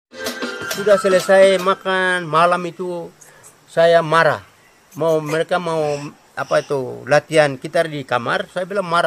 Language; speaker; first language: Indonesian; non-native, local second language; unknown